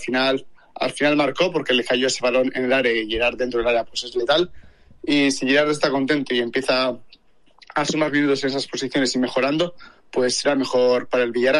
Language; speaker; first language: Spanish; native; Spanish